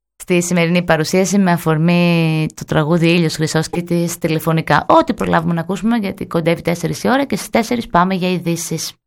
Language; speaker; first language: Greek; native; Greek